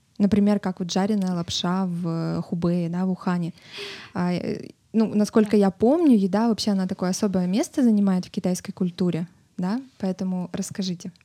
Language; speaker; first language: Russian; native; Russian